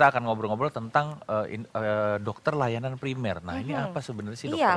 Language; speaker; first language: Indonesian; native; Indonesian